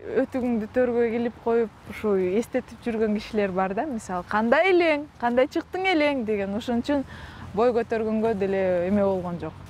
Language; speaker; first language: Kyrgyz; non-native, local second language; Russian